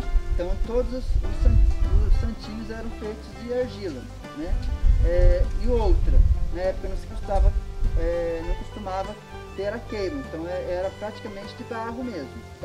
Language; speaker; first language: Portuguese; native; Portuguese